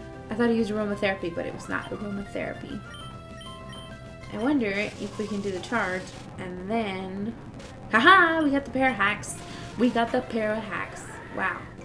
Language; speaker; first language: English; early bilingual, other home language; Spanish